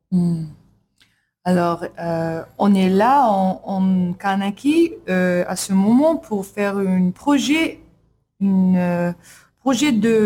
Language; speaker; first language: French; non-native, learner; English